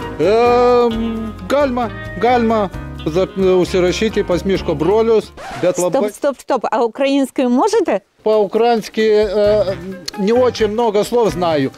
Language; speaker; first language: Ukrainian; non-native, learner; Russian